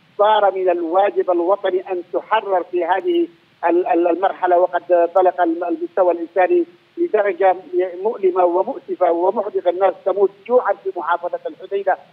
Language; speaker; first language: Arabic; native; Arabic